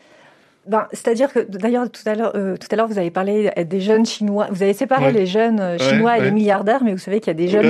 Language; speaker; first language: French; native; French